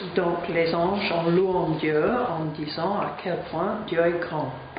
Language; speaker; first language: French; non-native, fluent; English